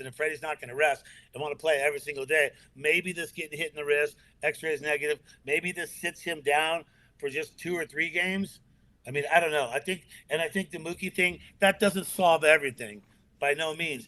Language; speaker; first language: English; native; English